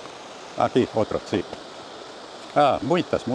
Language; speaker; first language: Portuguese; non-native, learner; Finnish